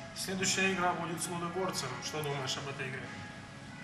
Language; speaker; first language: Russian; native; Russian